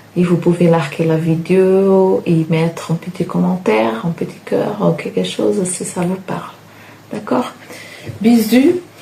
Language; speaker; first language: French; non-native, fluent; Portuguese